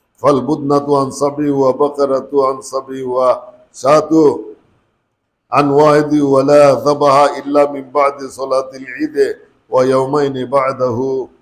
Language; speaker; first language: Arabic; non-native, fluent; Bangla